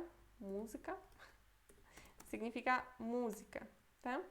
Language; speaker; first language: Portuguese; non-native, fluent; Polish